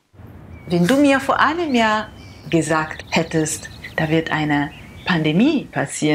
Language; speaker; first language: German; non-native, fluent; Italian